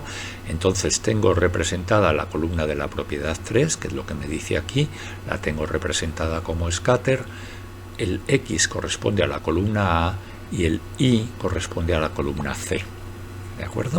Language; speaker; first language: Spanish; native; Spanish